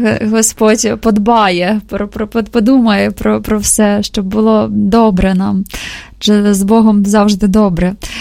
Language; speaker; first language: Ukrainian; native; Ukrainian